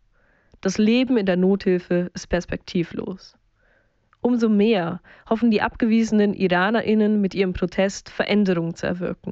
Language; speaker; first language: German; native; German